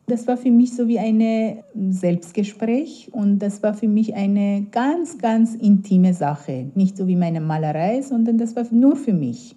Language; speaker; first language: German; non-native, fluent; Persian